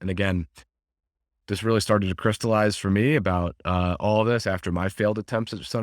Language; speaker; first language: English; native; English